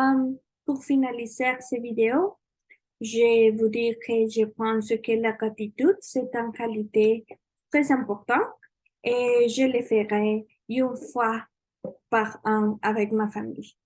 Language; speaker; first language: French; non-native, learner; Spanish